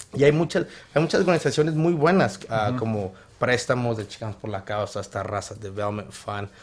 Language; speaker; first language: Spanish; early bilingual, heritage; Spanish